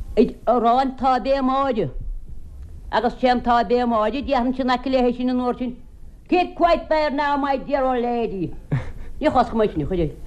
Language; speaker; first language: Irish; native; Irish